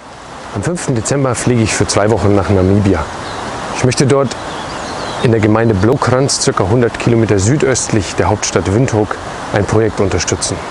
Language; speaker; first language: German; native; German